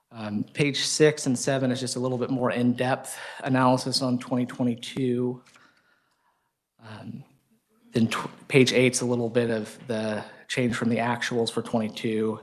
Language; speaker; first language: English; native; English